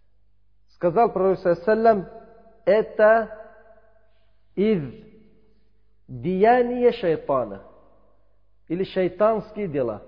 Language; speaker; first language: Russian; non-native, learner; Uzbek